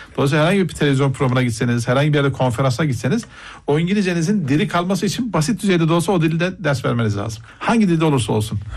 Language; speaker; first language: Turkish; native; Turkish